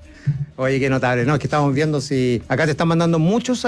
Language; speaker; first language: Spanish; native; Spanish